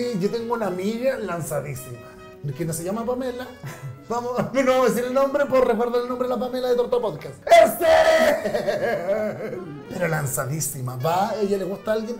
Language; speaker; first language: Spanish; native; Spanish